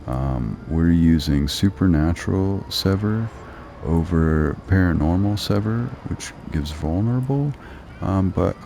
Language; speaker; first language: English; native; English